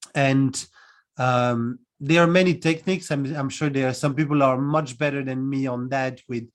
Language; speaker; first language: English; non-native, fluent; French